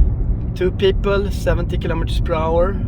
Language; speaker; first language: English; non-native, fluent; Swedish